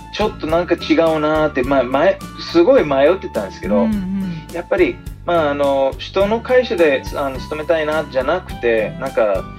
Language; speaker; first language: Japanese; non-native, fluent; English